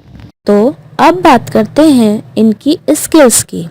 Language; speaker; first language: Hindi; native; Hindi